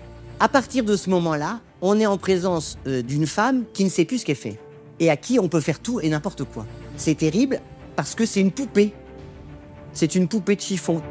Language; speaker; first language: French; native; French